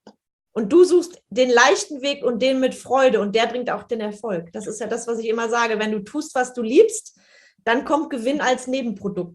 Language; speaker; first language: German; native; German